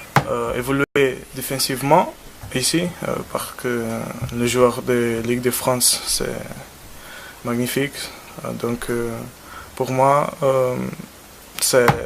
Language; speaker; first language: French; non-native, learner; Portuguese